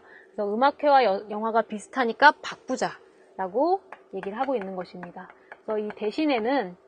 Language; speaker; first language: Korean; native; Korean